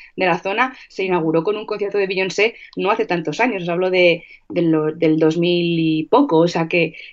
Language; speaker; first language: Spanish; non-native, fluent; Russian